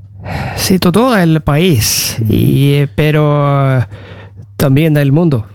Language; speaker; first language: Spanish; non-native, learner; Norwegian